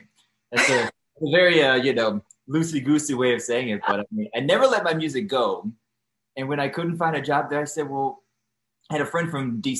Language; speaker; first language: English; native; English